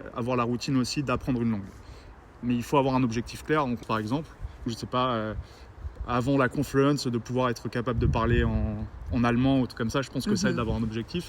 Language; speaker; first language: French; native; French